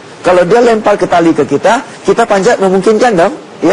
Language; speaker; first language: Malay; non-native, fluent; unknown